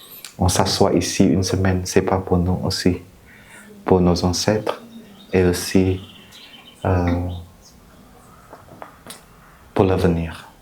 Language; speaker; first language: French; non-native, fluent; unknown